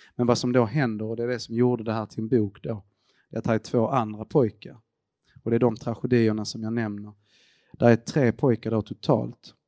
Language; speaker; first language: Swedish; early bilingual, other home language; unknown